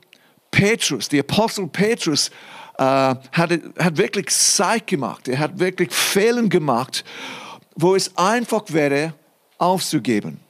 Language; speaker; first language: German; non-native, fluent; English